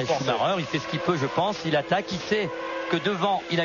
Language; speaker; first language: French; native; French